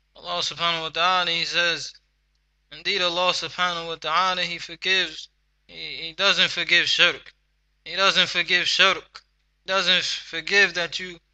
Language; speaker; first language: English; native; English